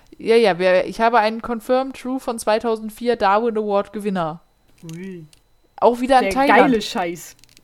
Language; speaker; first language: German; native; German